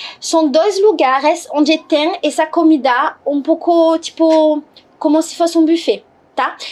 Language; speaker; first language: Portuguese; non-native, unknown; French